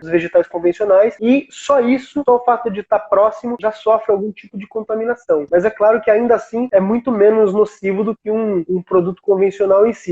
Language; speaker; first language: Portuguese; native; Portuguese